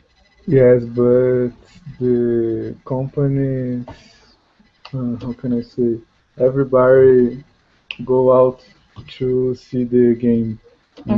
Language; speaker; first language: English; non-native, learner; Portuguese